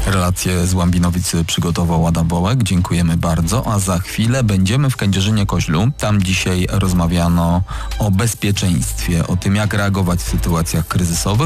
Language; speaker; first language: Polish; native; Polish